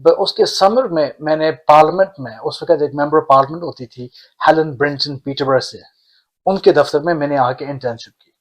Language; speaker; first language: Urdu; early bilingual, heritage; Urdu